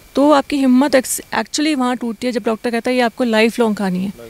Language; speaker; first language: Hindi; native; Hindi